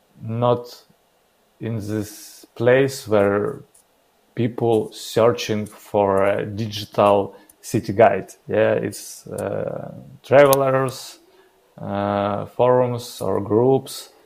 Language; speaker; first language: English; non-native, learner; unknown